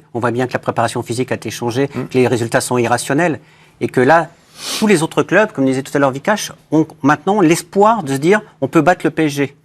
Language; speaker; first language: French; native; French